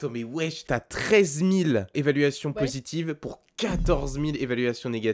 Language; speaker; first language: French; native; French